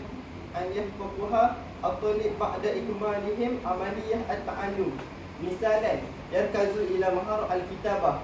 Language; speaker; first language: Arabic; non-native, learner; Malay